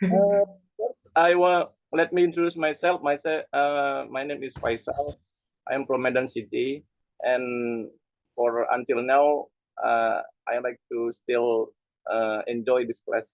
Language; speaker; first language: English; non-native, learner; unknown